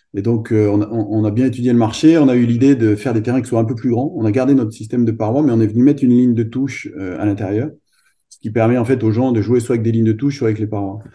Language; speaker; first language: French; native; French